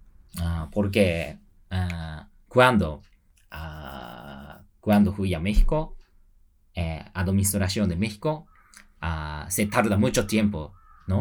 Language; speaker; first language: Spanish; non-native, learner; Japanese